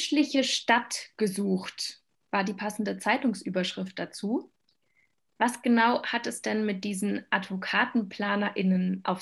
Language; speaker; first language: German; native; German